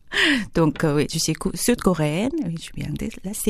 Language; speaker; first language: French; non-native, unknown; Korean